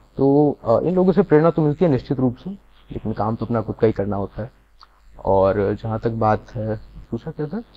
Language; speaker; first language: Hindi; native; Hindi